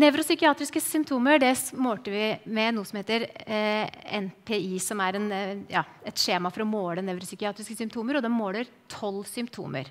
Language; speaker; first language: Norwegian; native; Norwegian